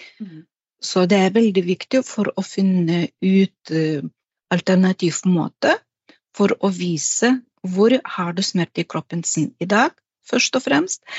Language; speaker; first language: Norwegian; non-native, fluent; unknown